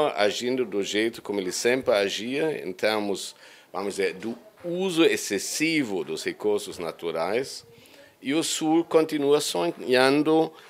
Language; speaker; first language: Portuguese; non-native, fluent; German